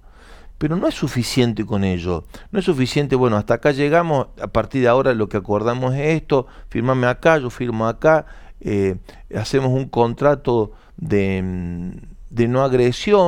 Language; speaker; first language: Spanish; native; Spanish